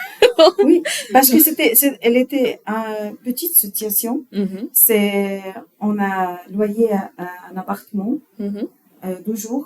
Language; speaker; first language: French; non-native, learner; Arabic